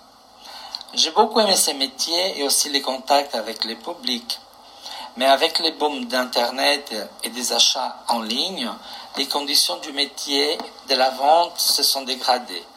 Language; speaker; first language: French; non-native, fluent; Portuguese